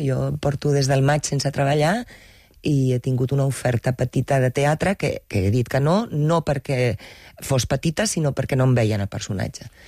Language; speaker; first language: Catalan; non-native, local second language; Spanish